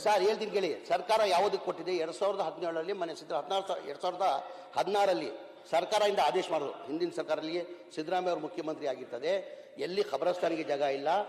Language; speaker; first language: Kannada; non-native, local second language; Urdu